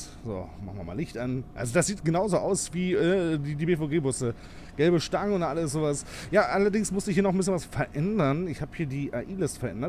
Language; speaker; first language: German; native; German